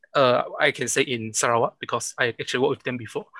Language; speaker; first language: English; non-native, local second language; Chinese